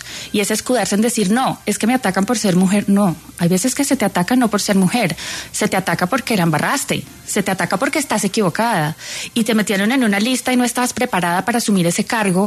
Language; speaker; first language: Spanish; native; Spanish